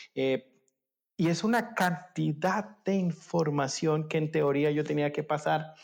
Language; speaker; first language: Spanish; native; Spanish